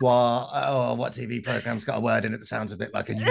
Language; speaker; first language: English; native; English